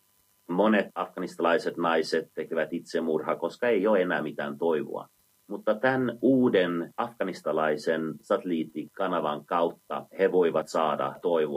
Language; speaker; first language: Finnish; non-native, fluent; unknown